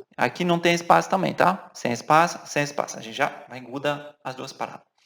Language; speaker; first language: Portuguese; non-native, fluent; French